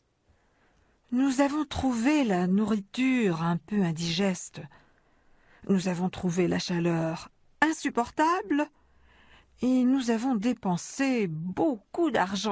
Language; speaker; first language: French; native; French